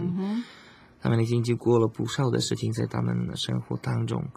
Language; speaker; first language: Chinese; non-native, learner; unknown